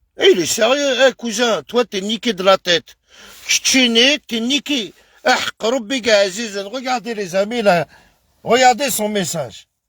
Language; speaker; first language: French; native; French